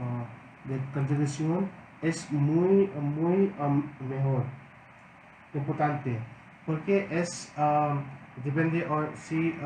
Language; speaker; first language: Spanish; non-native, learner; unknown